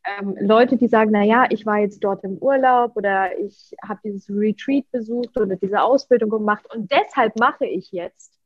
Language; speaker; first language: German; early bilingual, other home language; Russian